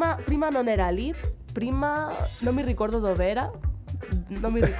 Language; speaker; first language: Italian; non-native, fluent; Spanish